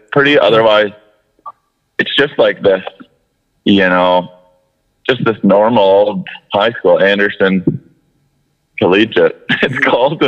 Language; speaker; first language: English; native; English